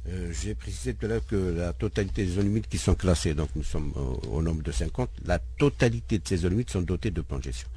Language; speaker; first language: French; non-native, local second language; Arabic